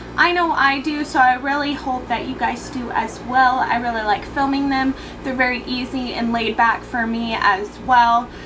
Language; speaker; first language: English; native; English